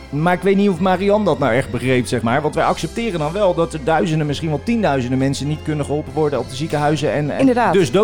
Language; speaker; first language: Dutch; native; Dutch